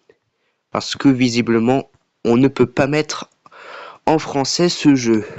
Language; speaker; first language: French; native; French